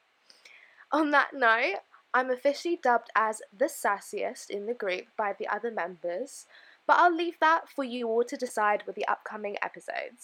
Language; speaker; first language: English; native; English